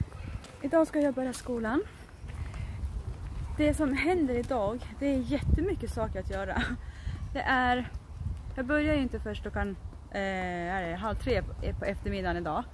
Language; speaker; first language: Swedish; native; Swedish